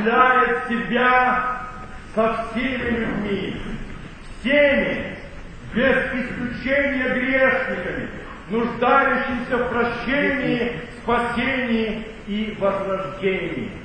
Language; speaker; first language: Russian; native; Russian